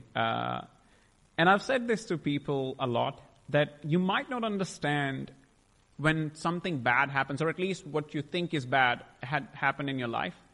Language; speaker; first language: English; non-native, local second language; Punjabi